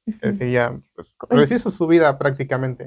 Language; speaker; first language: Spanish; native; Spanish